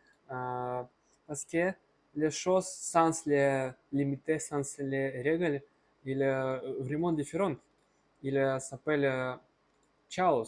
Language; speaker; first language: French; non-native, learner; Russian